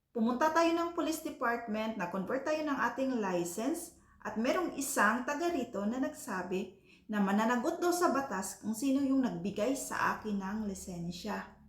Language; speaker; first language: Filipino; non-native, local second language; Cebuano